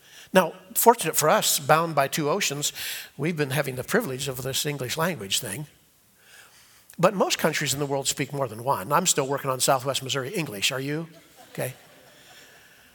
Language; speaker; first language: English; native; English